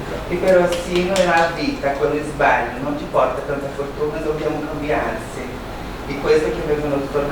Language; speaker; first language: Italian; non-native, learner; Portuguese